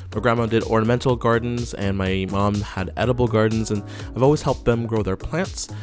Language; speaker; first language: English; native; English